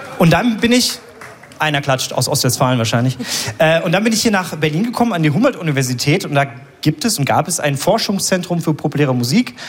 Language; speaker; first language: German; native; German